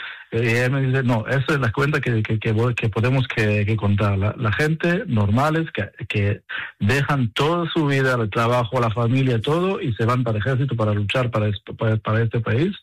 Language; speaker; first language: Spanish; early bilingual, heritage; Spanish